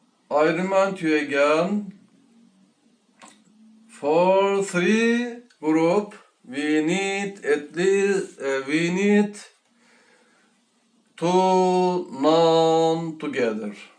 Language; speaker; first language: English; non-native, learner; Turkish